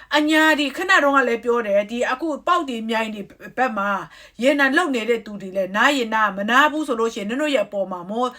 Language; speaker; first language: Burmese; non-native, local second language; Kachin